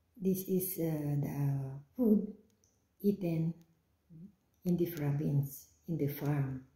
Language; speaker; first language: English; non-native, local second language; Filipino